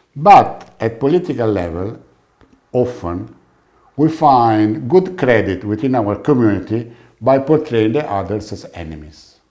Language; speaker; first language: English; non-native, fluent; Italian